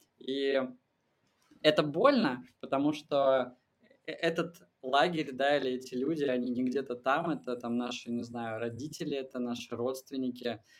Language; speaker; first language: Russian; native; Russian